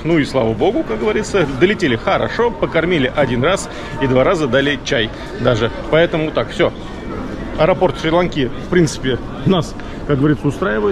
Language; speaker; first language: Russian; native; Russian